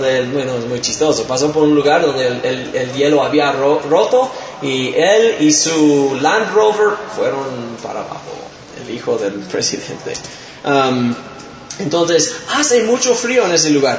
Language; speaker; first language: Spanish; non-native, fluent; English